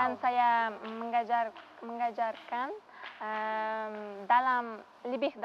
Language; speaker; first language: Indonesian; non-native, learner; Uzbek